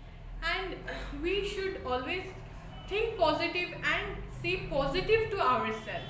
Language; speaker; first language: English; non-native, local second language; Bangla